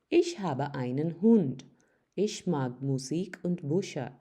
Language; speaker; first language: German; non-native, learner; Malayalam